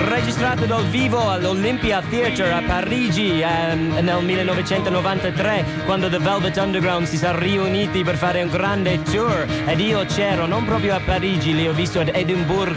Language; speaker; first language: Italian; non-native, fluent; English